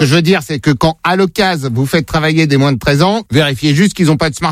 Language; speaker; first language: French; native; French